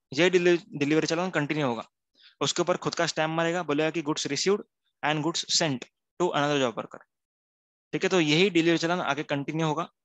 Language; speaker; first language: Hindi; non-native, local second language; Gujarati